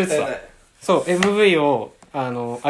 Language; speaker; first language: Japanese; native; Japanese